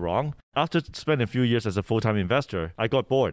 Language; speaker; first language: English; early bilingual, other home language; Cantonese